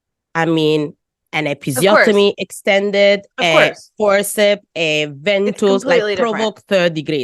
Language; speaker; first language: English; non-native, fluent; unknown